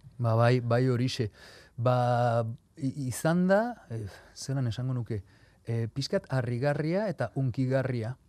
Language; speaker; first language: Basque; non-native, local second language; Spanish